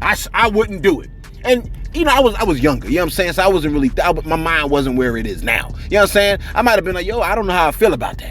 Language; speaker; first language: English; native; English